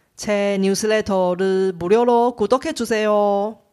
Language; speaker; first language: Korean; non-native, fluent; Chinese